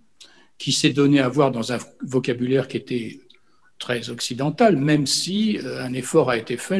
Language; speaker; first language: French; native; French